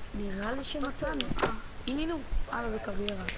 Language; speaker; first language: Hebrew; native; Hebrew